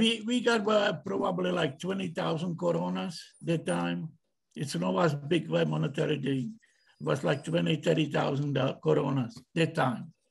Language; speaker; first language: English; non-native, learner; Czech